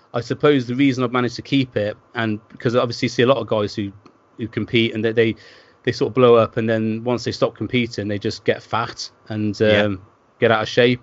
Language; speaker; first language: English; native; English